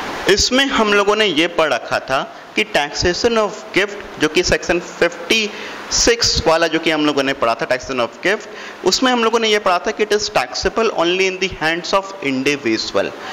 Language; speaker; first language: Hindi; native; Hindi